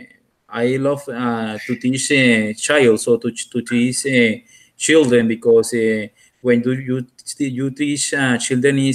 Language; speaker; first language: English; non-native, learner; Spanish